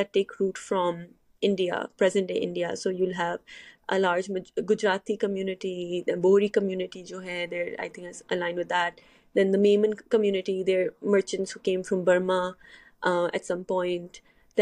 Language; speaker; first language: English; non-native, local second language; Urdu